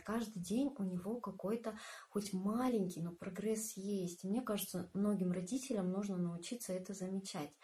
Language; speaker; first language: Russian; native; Russian